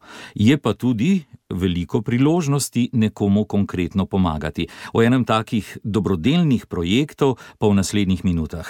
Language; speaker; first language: Slovenian; native; Slovenian